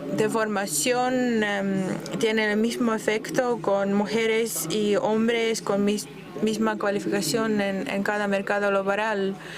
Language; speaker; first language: Spanish; non-native, fluent; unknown